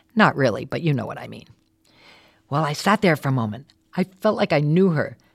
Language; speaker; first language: English; native; English